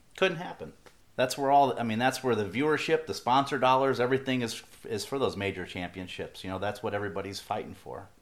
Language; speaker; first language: English; native; English